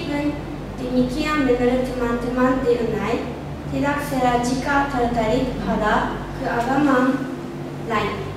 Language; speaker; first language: Indonesian; non-native, learner; Japanese